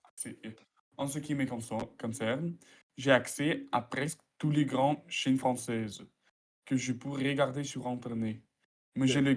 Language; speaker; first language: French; non-native, learner; Russian